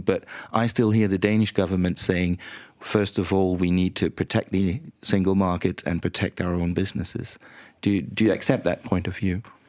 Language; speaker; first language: English; non-native, fluent; Danish